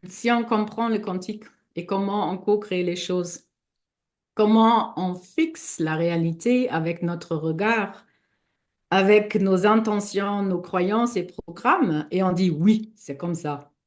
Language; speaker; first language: French; non-native, fluent; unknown